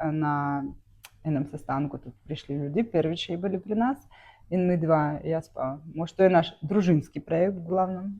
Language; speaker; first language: Slovenian; non-native, learner; Russian